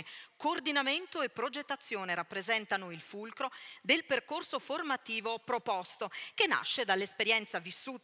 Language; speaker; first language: Italian; native; Italian